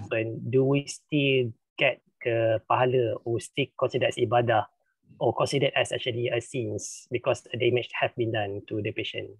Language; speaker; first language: English; non-native, local second language; Malay